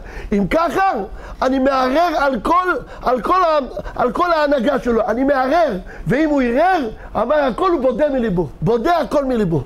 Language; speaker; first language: Hebrew; native; Hebrew